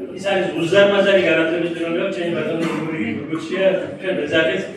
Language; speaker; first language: Georgian; non-native, local second language; Mingrelian